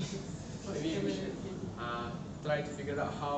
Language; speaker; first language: English; non-native, local second language; Malay